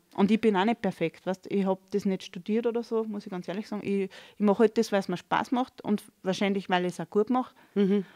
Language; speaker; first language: German; native; German